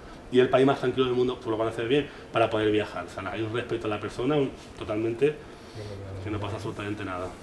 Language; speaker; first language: Spanish; native; Spanish